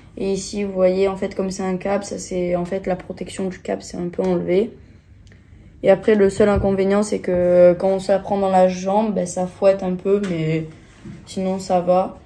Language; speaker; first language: French; native; French